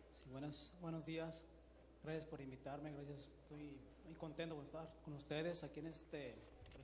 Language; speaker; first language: Spanish; native; Spanish